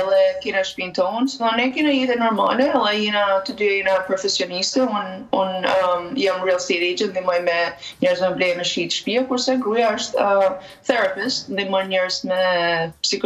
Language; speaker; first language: Albanian; native; Albanian